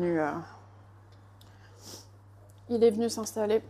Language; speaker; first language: French; native; French